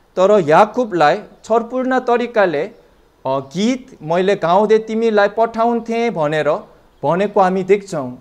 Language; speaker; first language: Nepali; non-native, fluent; Korean